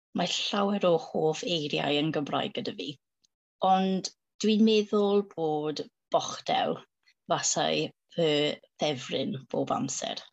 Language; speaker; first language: Welsh; non-native, learner; English